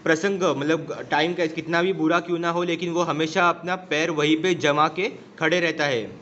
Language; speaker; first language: Hindi; non-native, local second language; Marathi